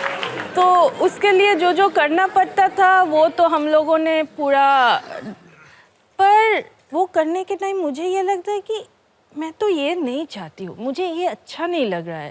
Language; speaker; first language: Hindi; non-native, local second language; Bangla